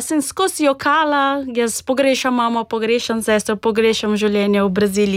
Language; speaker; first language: Slovenian; non-native, fluent; Portuguese